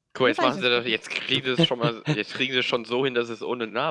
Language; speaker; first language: German; native; German